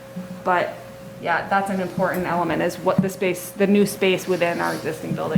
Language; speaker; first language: English; native; English